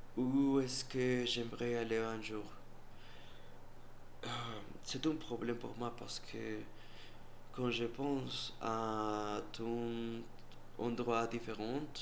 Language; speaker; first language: French; non-native, learner; Spanish